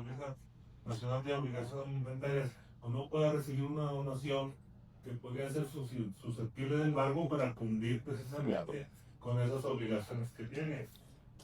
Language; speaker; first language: Spanish; native; Spanish